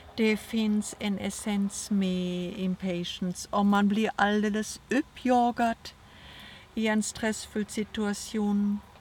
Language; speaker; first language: Swedish; non-native, fluent; German